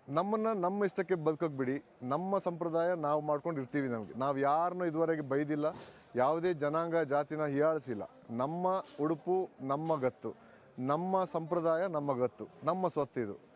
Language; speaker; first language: Kannada; non-native, local second language; Kodava